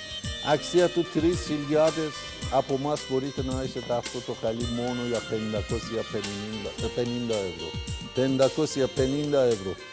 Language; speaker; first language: Greek; non-native, learner; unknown